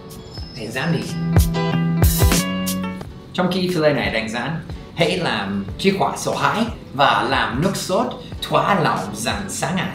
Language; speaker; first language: Vietnamese; non-native, fluent; English